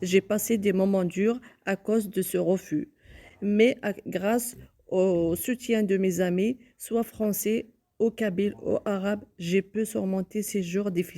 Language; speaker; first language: French; non-native, learner; Kabyle